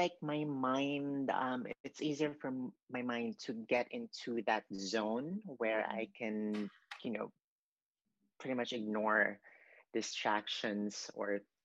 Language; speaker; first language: English; non-native, local second language; Cebuano